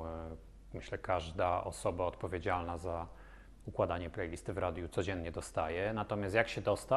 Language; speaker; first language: Polish; native; Polish